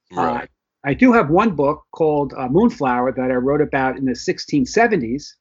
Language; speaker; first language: English; native; English